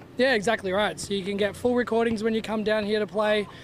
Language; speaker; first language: English; native; English